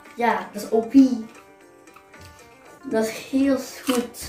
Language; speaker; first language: Dutch; early bilingual, other home language; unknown